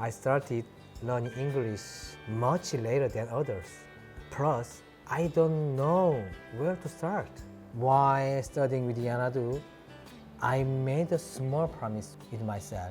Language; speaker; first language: English; non-native, learner; Korean